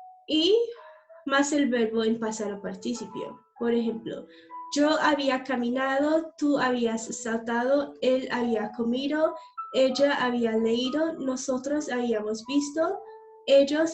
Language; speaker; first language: Spanish; non-native, fluent; English